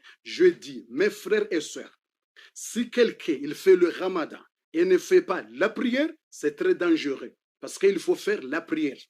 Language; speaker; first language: French; non-native, learner; Comorian